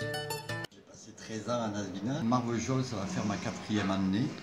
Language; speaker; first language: French; native; French